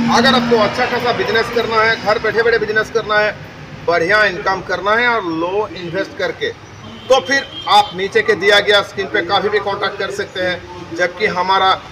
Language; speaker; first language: Hindi; non-native, local second language; Bangla